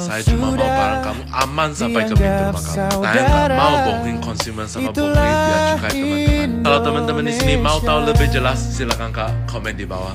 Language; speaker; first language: Indonesian; non-native, fluent; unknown